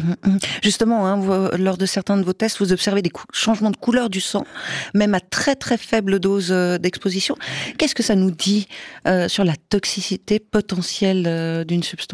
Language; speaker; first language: French; native; French